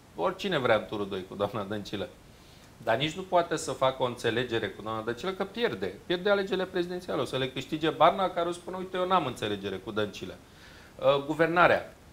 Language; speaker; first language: Romanian; native; Romanian